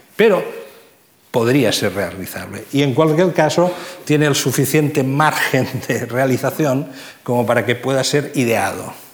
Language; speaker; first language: Spanish; non-native, local second language; Catalan